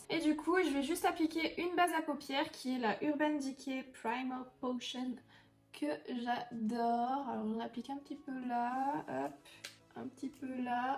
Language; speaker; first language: French; native; French